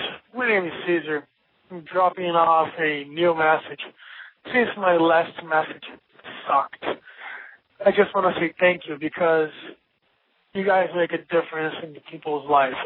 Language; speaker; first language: English; non-native, fluent; Portuguese